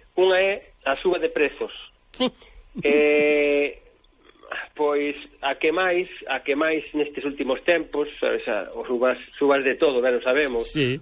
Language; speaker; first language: Galician; native; Galician